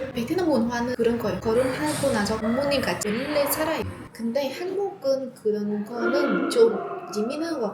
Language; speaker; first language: Korean; non-native, learner; Vietnamese